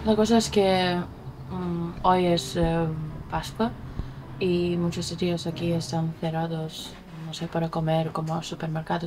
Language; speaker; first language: Spanish; non-native, fluent; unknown